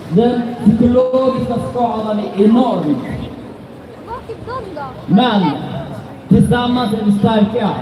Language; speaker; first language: Swedish; early bilingual, other home language; Tigrinya